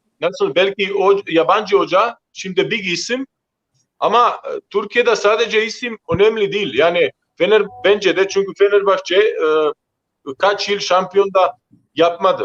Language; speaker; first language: Turkish; non-native, learner; Croatian